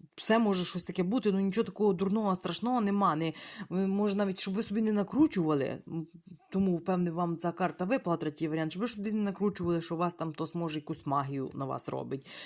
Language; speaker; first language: Ukrainian; non-native, local second language; Russian